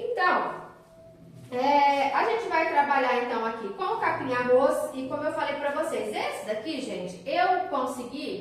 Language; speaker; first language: Portuguese; native; Portuguese